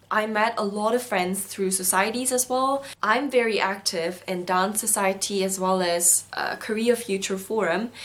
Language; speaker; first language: English; non-native, fluent; Korean